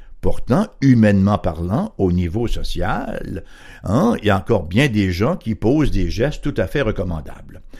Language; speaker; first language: French; native; French